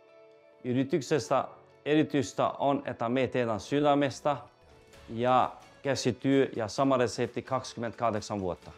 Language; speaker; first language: Finnish; non-native, learner; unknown